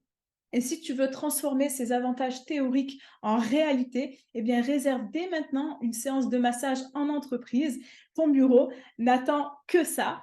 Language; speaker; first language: French; native; French